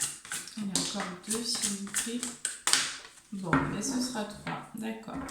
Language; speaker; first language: French; native; French